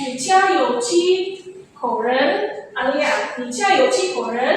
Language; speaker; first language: Chinese; non-native, fluent; Indonesian